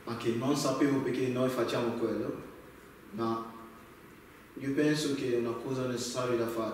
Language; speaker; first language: Italian; non-native, learner; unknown